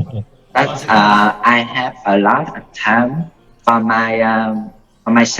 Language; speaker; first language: English; non-native, learner; Vietnamese